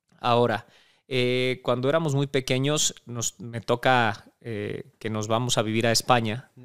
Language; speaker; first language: Spanish; native; Spanish